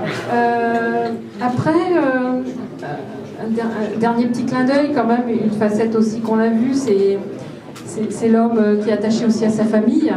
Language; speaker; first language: French; native; French